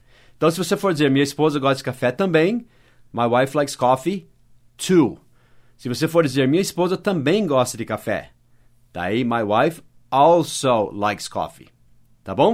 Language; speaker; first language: Portuguese; non-native, fluent; English